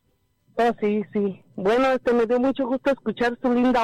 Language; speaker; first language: Spanish; native; Spanish